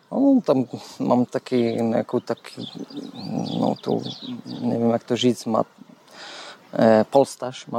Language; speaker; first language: Czech; non-native, learner; Polish